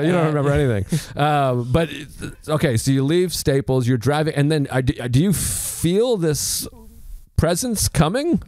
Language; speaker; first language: English; native; English